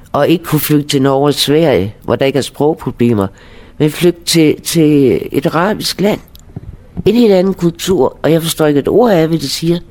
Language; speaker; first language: Danish; native; Danish